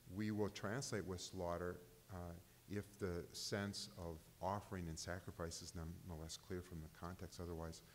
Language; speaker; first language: English; native; English